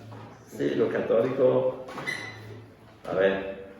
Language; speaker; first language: Spanish; native; Spanish